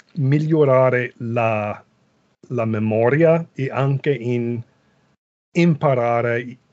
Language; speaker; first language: Italian; non-native, fluent; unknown